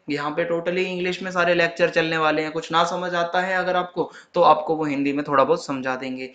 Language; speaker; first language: Hindi; native; Hindi